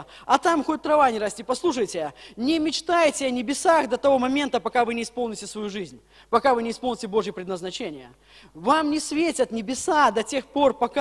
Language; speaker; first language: Russian; native; Russian